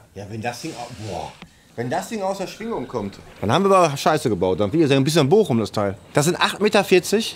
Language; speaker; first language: German; native; German